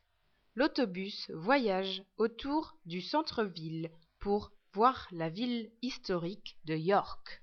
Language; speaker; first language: French; non-native, learner; English